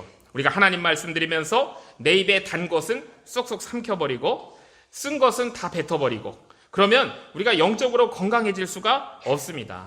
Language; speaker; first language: Korean; native; Korean